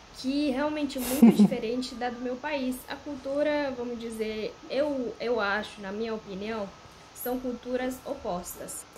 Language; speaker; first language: Portuguese; non-native, fluent; Romanian